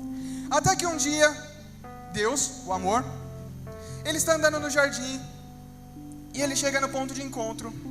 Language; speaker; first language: Portuguese; native; Portuguese